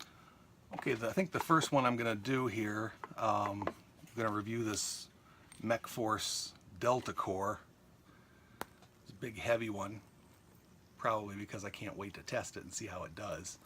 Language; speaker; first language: English; native; English